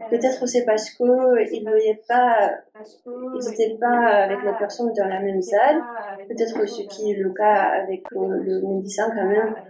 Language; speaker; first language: French; non-native, fluent; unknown